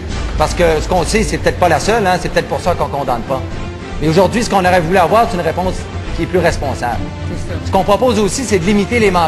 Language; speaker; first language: French; native; French